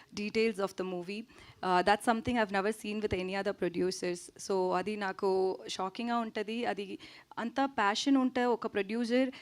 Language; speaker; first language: Telugu; non-native, learner; Tamil